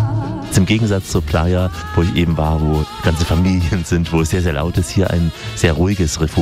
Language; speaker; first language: German; native; German